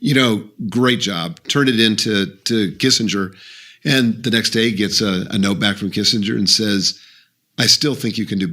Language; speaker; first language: English; native; English